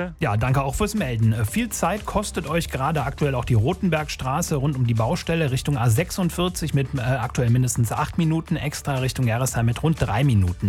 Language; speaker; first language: German; native; German